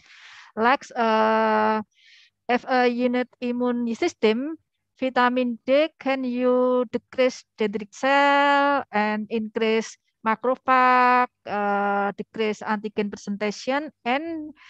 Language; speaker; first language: English; non-native, learner; Indonesian